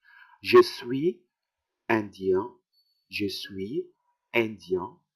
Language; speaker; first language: French; non-native, fluent; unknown